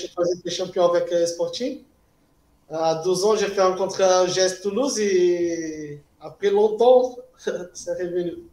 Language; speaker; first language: French; non-native, fluent; Portuguese